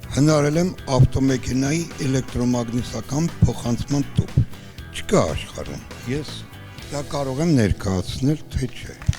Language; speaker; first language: Armenian; native; Armenian